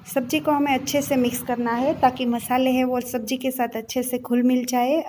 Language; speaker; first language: Hindi; non-native, local second language; Gujarati